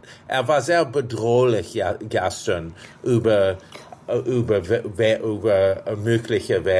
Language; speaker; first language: German; non-native, fluent; English